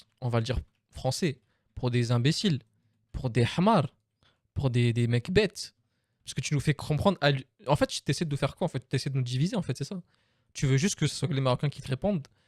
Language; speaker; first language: French; native; French